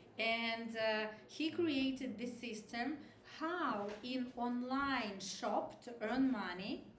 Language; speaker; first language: English; non-native, learner; Russian